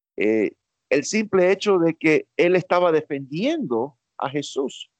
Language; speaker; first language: Spanish; early bilingual, heritage; Spanish